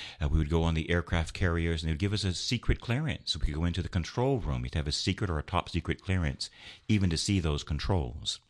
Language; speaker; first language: English; native; English